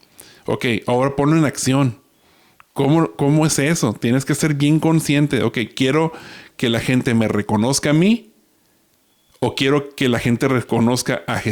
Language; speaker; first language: Spanish; native; Spanish